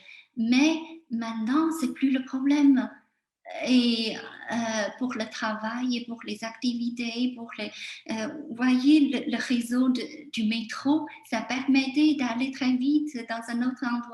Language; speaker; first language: French; non-native, fluent; Chinese